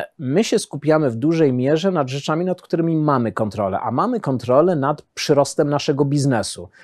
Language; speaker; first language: Polish; early bilingual, heritage; Polish